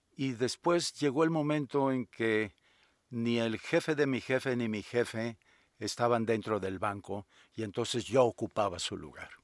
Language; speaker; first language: Spanish; native; Spanish